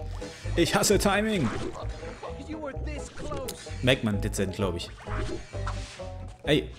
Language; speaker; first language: German; native; German